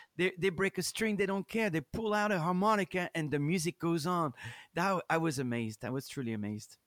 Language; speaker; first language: English; non-native, fluent; French